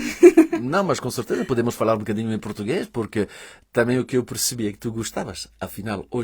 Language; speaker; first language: Portuguese; early bilingual, heritage; Portuguese